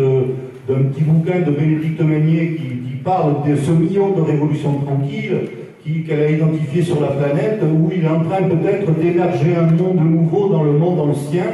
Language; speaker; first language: French; native; French